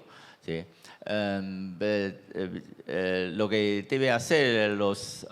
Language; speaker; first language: Spanish; non-native, fluent; Chinese